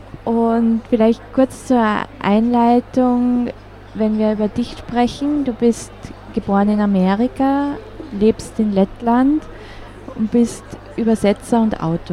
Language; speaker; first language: German; native; German